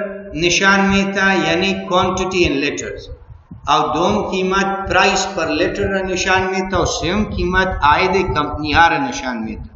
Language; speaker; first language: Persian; non-native, local second language; Pashto